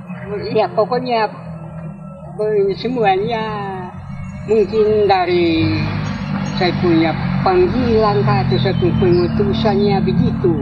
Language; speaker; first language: Indonesian; non-native, local second language; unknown